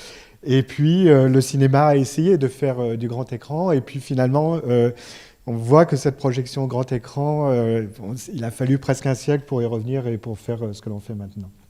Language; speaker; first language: French; native; French